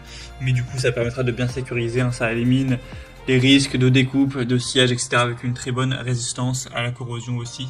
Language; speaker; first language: French; native; French